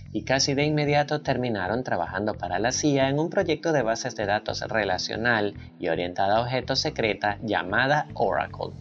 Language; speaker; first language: Spanish; native; Spanish